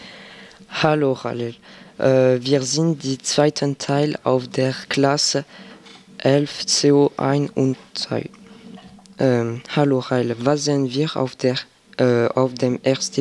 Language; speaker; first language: German; non-native, learner; French